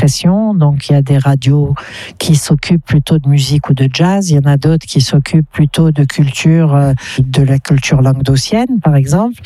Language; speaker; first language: French; native; French